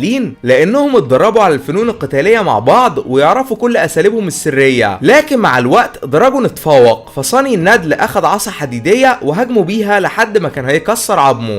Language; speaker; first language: Arabic; native; Arabic